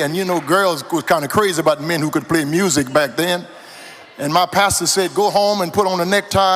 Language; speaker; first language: English; native; English